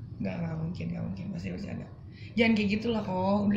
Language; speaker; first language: Indonesian; native; Indonesian